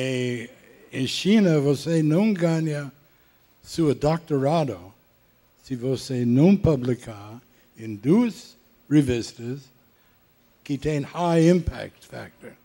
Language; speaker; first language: Portuguese; non-native, learner; English